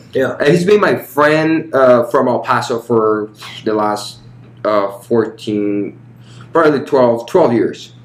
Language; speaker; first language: English; early bilingual, other home language; Spanish